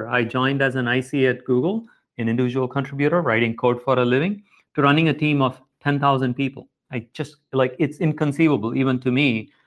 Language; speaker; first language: English; non-native, local second language; Tamil